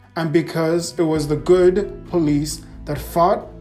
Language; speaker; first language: English; native; English